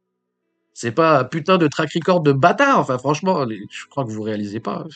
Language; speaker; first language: French; native; French